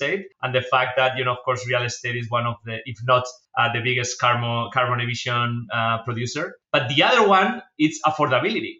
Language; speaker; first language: English; non-native, fluent; Spanish